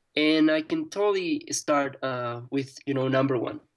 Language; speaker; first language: English; non-native, fluent; Spanish